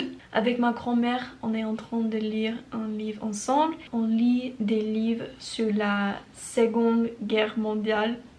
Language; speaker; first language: French; non-native, learner; English